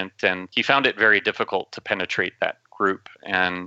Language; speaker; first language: English; native; English